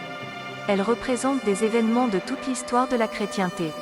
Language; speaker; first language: French; native; French